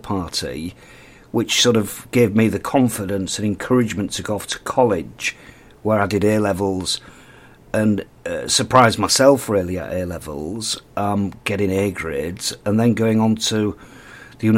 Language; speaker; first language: English; native; English